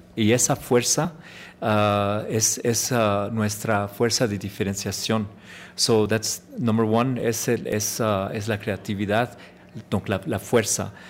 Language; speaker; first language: Spanish; early bilingual, heritage; Spanish